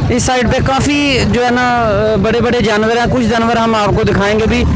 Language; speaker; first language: Urdu; non-native, local second language; Punjabi